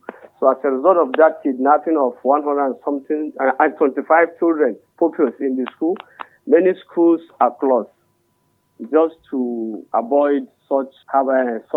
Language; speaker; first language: English; non-native, local second language; Hausa